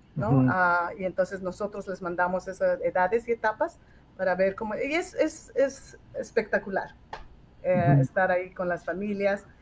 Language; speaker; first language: Spanish; native; Spanish